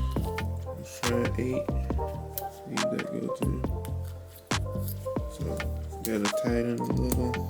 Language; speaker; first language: English; native; English